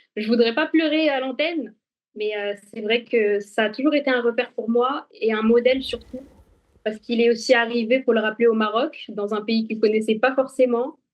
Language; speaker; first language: French; non-native, local second language; Arabic